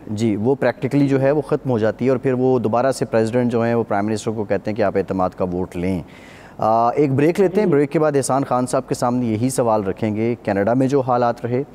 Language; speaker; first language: Urdu; native; Urdu